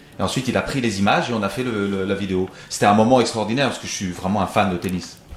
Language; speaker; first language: French; native; French